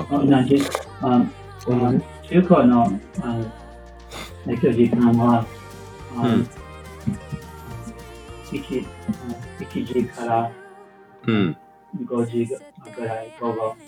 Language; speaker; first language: Japanese; non-native, learner; English